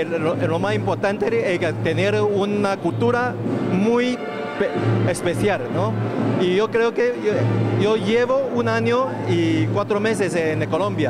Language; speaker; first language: Spanish; non-native, learner; Chinese